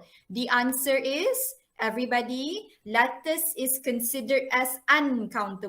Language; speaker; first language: English; non-native, local second language; Malay